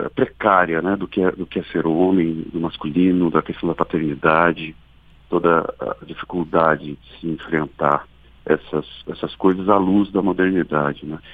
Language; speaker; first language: Portuguese; native; Portuguese